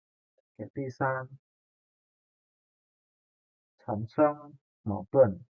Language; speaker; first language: Chinese; non-native, fluent; Indonesian